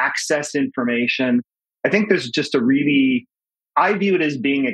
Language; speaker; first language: English; native; English